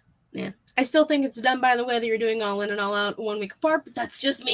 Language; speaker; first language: English; native; English